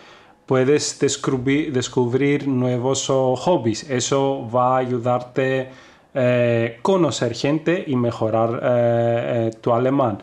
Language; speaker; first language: Spanish; non-native, fluent; Greek